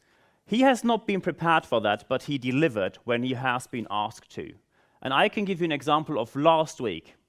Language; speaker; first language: English; non-native, fluent; German